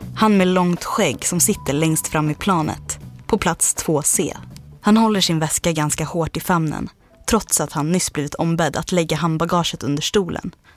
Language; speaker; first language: Swedish; native; Swedish